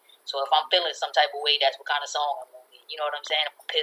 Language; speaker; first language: English; native; English